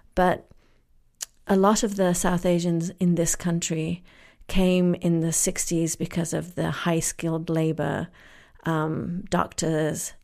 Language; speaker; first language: English; native; English